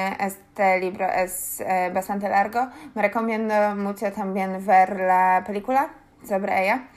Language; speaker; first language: Spanish; non-native, learner; Polish